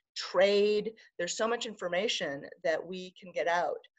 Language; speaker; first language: English; native; English